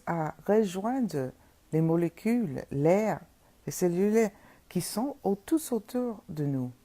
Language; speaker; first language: French; non-native, fluent; English